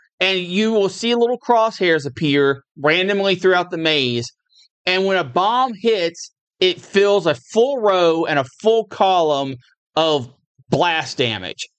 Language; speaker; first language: English; native; English